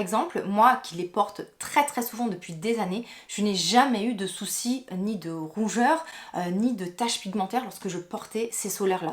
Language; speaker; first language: French; native; French